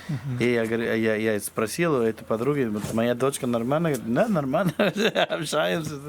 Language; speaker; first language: Russian; non-native, fluent; English